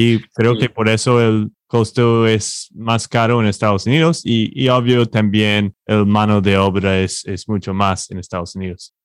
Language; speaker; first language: Spanish; non-native, fluent; English